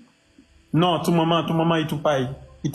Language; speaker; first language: Spanish; non-native, learner; Haitian Creole